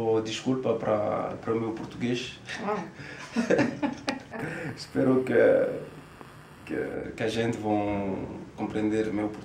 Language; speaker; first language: Portuguese; non-native, learner; French